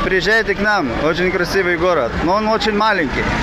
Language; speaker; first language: Russian; non-native, local second language; Lithuanian